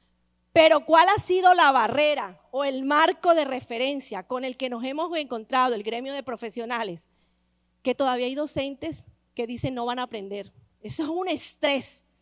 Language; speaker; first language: Spanish; native; Spanish